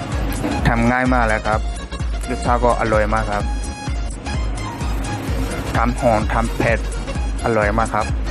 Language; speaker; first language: Thai; non-native, fluent; Burmese